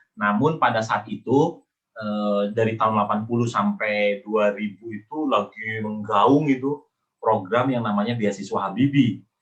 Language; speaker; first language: Indonesian; native; Indonesian